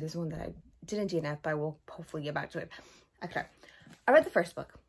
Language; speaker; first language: English; native; English